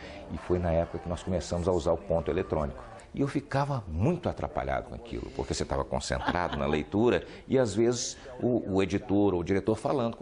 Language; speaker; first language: Portuguese; native; Portuguese